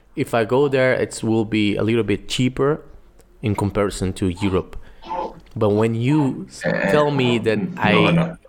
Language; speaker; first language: English; non-native, fluent; Portuguese